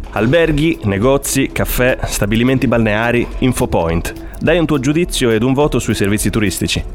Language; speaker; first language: Italian; native; Italian